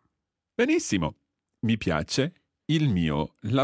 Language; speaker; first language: Italian; non-native, fluent; English